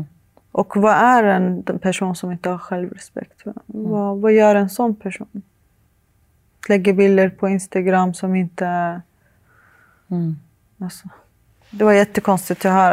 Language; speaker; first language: Swedish; early bilingual, other home language; Arabic